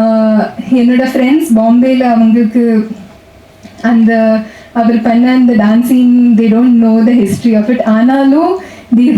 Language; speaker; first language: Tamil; non-native, learner; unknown